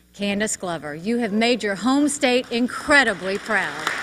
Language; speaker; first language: English; native; English